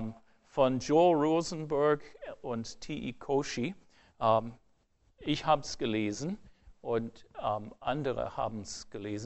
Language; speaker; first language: German; non-native, fluent; English